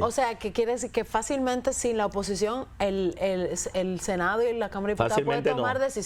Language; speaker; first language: Spanish; native; Spanish